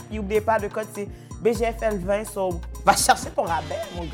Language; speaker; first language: French; native; French